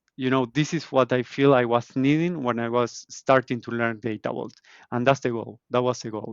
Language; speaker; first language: English; non-native, fluent; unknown